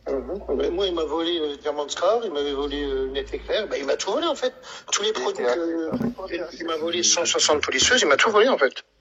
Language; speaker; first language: French; native; French